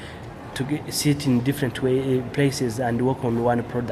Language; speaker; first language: English; non-native, local second language; Kinyarwanda